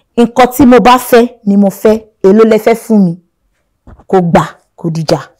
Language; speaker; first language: Yoruba; non-native, local second language; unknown